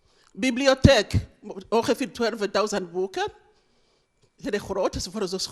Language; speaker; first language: Dutch; non-native, learner; Rundi